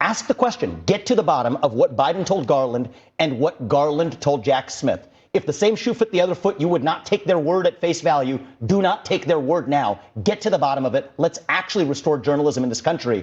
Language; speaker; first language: English; native; English